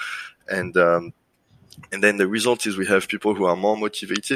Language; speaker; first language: English; non-native, fluent; French